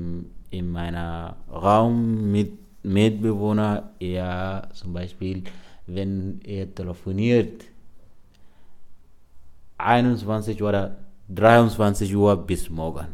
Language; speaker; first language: German; non-native, learner; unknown